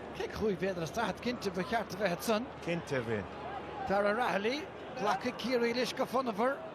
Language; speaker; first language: Irish; native; Irish